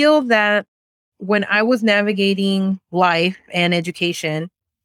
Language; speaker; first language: English; native; English